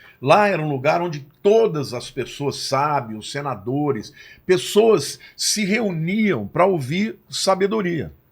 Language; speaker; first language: Portuguese; native; Portuguese